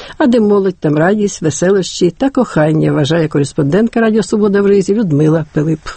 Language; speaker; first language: Ukrainian; native; Ukrainian